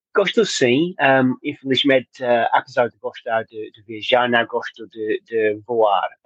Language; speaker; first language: Portuguese; non-native, learner; English